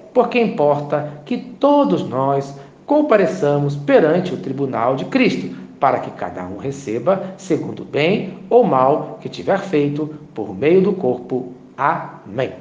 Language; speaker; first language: Portuguese; native; Portuguese